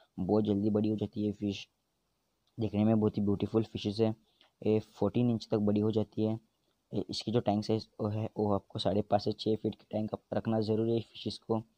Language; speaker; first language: Hindi; native; Hindi